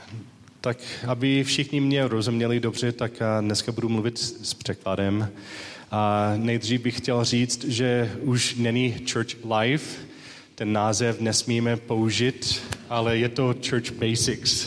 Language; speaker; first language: Czech; non-native, learner; English